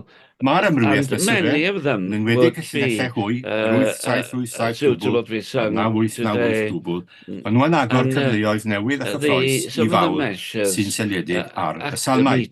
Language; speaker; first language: Welsh; native; Welsh